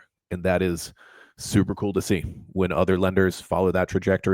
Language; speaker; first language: English; native; English